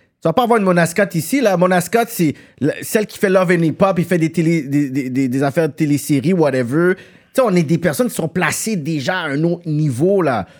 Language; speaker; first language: French; native; French